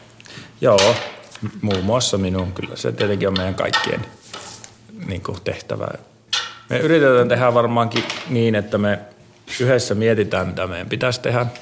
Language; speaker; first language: Finnish; native; Finnish